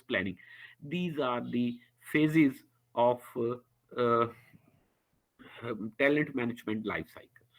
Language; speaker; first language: English; non-native, local second language; Urdu